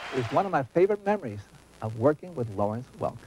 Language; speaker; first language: English; native; English